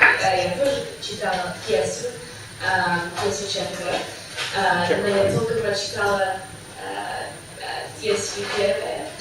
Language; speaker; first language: Russian; non-native, learner; English